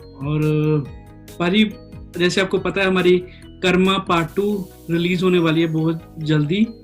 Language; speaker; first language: Hindi; non-native, local second language; Punjabi